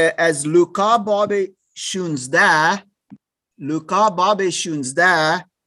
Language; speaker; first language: Persian; non-native, learner; German